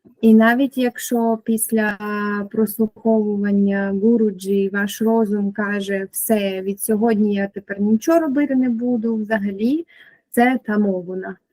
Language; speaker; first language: Ukrainian; native; Ukrainian